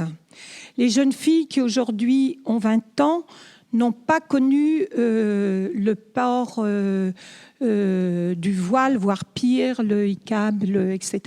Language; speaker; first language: French; native; French